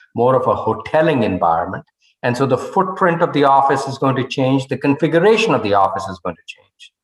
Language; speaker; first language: English; non-native, local second language; Hindi